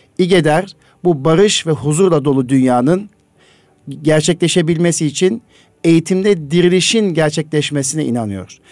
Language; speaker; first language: Turkish; native; Turkish